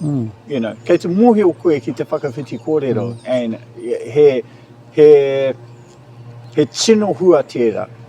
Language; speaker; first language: Māori; non-native, local second language; English